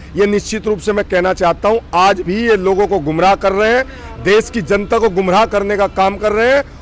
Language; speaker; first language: Hindi; native; Hindi